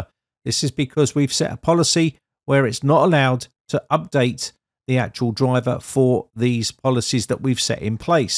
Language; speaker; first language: English; native; English